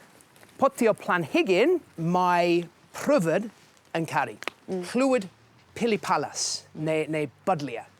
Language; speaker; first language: Welsh; non-native, learner; English